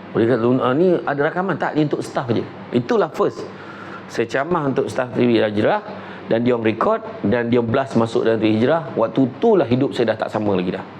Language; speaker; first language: Malay; native; Malay